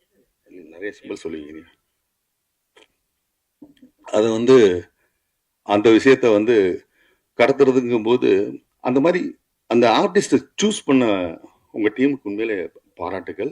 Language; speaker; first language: Tamil; native; Tamil